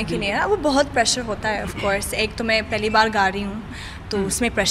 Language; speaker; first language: Hindi; non-native, learner; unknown